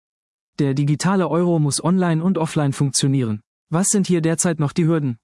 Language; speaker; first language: German; native; German